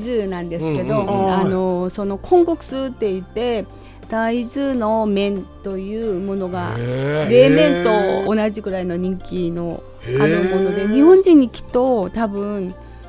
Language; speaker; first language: Japanese; non-native, fluent; Korean